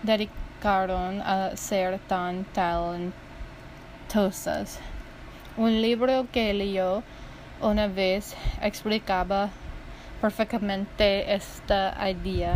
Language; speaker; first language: Spanish; non-native, learner; English